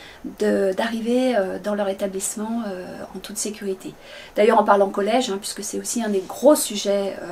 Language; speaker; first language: French; native; French